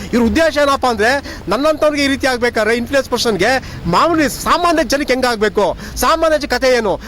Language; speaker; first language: Kannada; native; Kannada